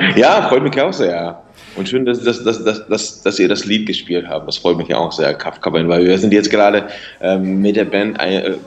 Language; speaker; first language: German; non-native, fluent; Czech